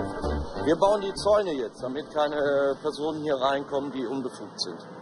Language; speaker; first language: German; native; German